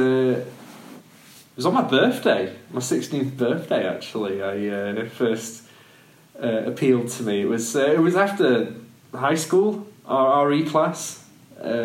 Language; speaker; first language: English; native; English